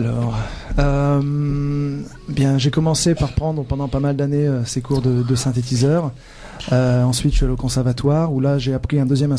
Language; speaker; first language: French; native; French